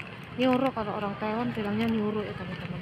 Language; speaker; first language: Indonesian; native; Indonesian